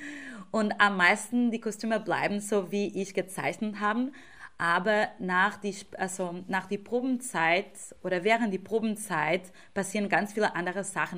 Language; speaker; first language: German; non-native, fluent; Portuguese